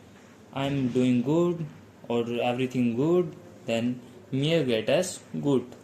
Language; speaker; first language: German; non-native, fluent; Hindi